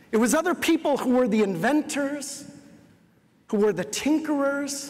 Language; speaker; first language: English; native; English